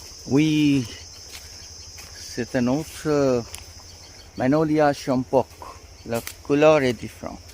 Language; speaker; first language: French; non-native, fluent; Bangla